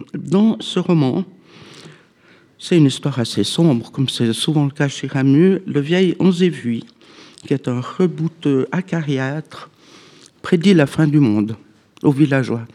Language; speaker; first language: French; native; French